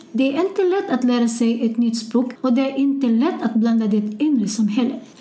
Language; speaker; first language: Swedish; non-native, fluent; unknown